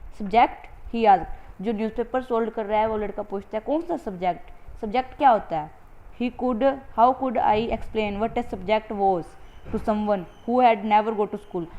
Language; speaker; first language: Hindi; native; Hindi